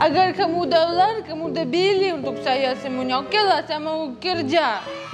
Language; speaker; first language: Indonesian; non-native, learner; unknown